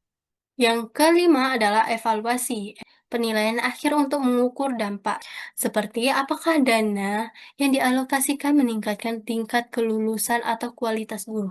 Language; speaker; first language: Indonesian; native; Indonesian